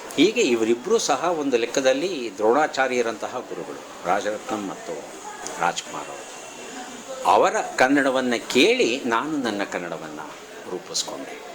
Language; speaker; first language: Kannada; native; Kannada